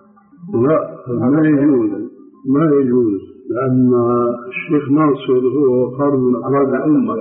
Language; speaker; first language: Arabic; native; Arabic